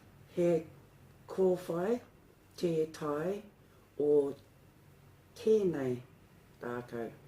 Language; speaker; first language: Māori; non-native, learner; English